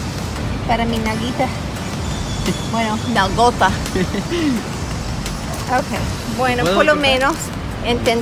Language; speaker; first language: Spanish; non-native, learner; English